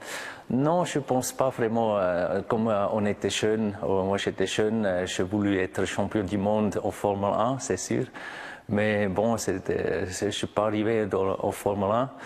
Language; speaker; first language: French; non-native, local second language; German